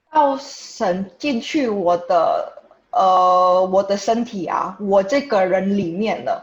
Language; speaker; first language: Chinese; non-native, fluent; Indonesian